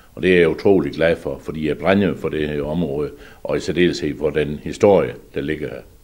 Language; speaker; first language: Danish; native; Danish